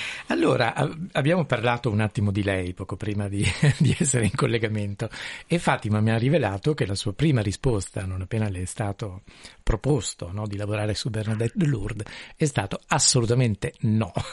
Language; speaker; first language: Italian; native; Italian